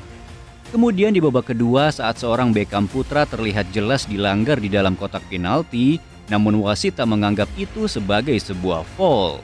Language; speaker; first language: Indonesian; native; Indonesian